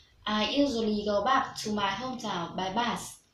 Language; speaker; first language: English; non-native, learner; Vietnamese